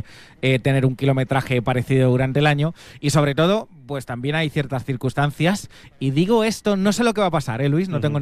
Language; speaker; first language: Spanish; native; Spanish